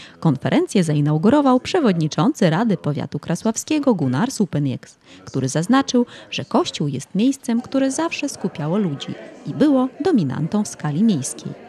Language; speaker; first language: Polish; early bilingual, heritage; Polish